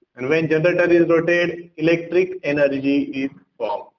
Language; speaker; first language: English; non-native, local second language; Marathi